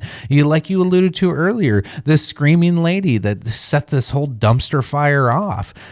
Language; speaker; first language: English; native; English